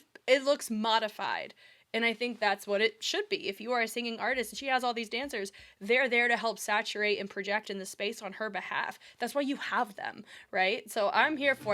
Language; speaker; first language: English; native; English